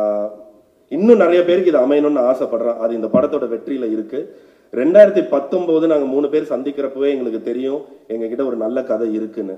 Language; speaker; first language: Tamil; native; Tamil